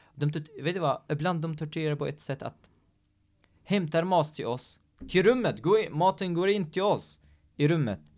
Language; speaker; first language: Swedish; non-native, fluent; Arabic